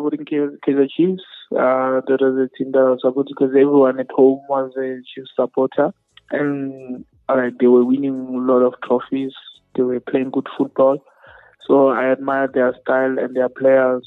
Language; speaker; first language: English; non-native, local second language; Northern Sotho